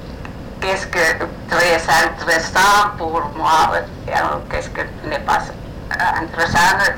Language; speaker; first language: French; non-native, learner; Finnish